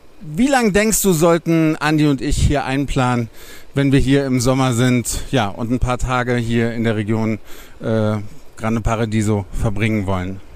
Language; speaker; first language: German; native; German